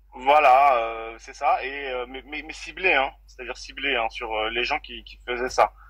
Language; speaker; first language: French; early bilingual, other home language; Turkish